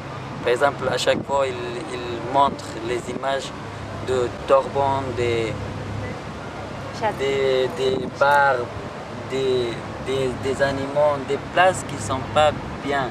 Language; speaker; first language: French; non-native, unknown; Persian